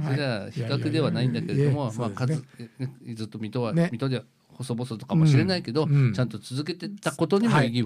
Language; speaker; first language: Japanese; native; Japanese